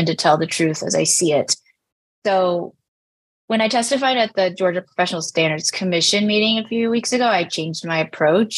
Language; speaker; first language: English; native; English